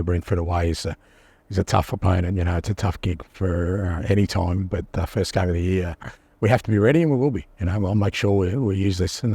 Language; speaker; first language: English; native; English